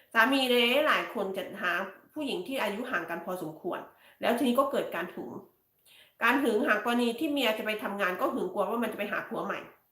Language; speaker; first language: Thai; native; Thai